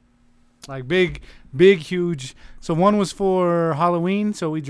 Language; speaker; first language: English; native; English